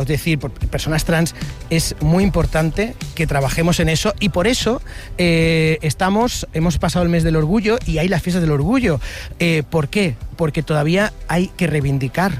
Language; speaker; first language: Spanish; native; Spanish